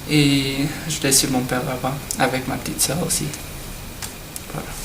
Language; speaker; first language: French; non-native, learner; Portuguese